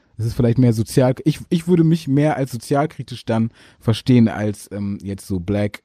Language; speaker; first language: German; early bilingual, other home language; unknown